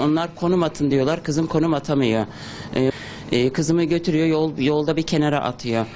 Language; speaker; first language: Turkish; native; Turkish